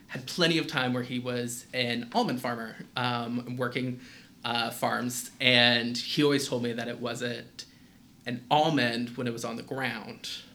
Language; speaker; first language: English; native; English